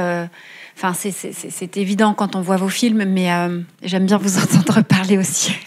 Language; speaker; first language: French; native; French